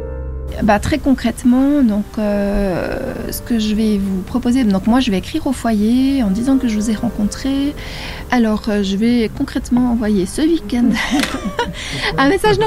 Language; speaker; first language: French; native; French